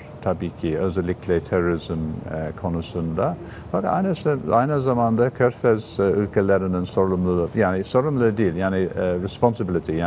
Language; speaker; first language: Turkish; non-native, fluent; English